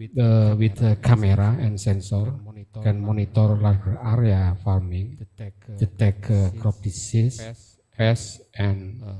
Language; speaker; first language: English; non-native, learner; Indonesian